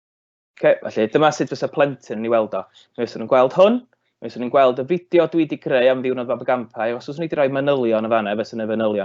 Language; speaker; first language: Welsh; native; Welsh